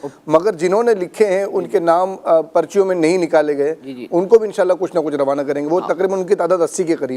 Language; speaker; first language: Urdu; native; Urdu